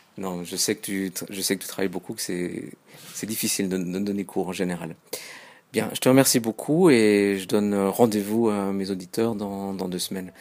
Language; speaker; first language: French; native; French